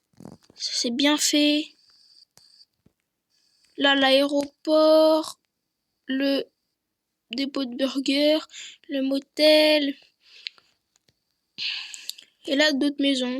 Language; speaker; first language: French; native; French